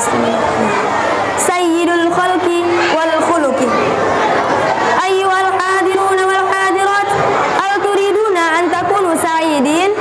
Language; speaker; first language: Arabic; non-native, learner; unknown